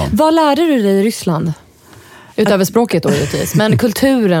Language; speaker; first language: Swedish; native; Swedish